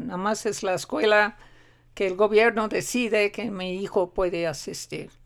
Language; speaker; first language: Spanish; non-native, fluent; English